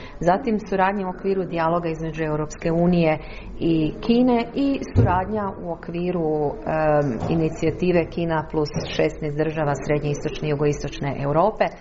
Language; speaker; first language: Croatian; native; Croatian